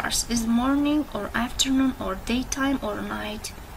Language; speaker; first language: English; non-native, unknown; Central Kurdish